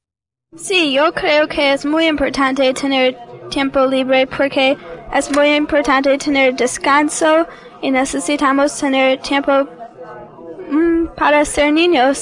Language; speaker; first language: Spanish; non-native, learner; English